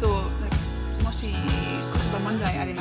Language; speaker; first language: Japanese; non-native, learner; English